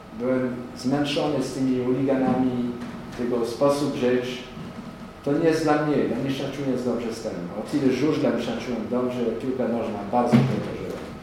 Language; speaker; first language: Polish; non-native, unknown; French